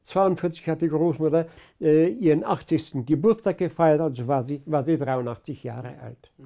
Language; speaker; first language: German; early bilingual, other home language; Polish